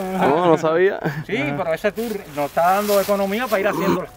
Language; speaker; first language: Spanish; native; Spanish